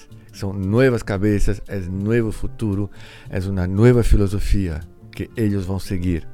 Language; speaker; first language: Spanish; non-native, learner; Portuguese